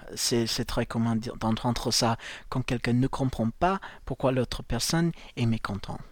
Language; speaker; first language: French; non-native, fluent; English